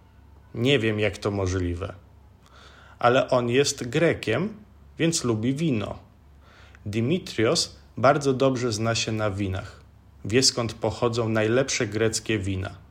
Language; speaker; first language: Polish; non-native, fluent; Czech